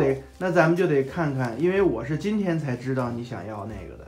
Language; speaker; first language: Chinese; native; Chinese